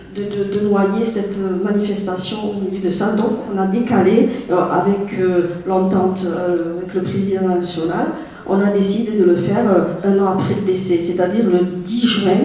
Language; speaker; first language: French; native; French